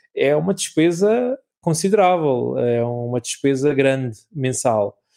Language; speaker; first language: Portuguese; native; Portuguese